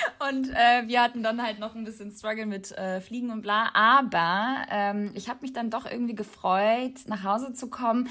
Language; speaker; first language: German; early bilingual, other home language; Albanian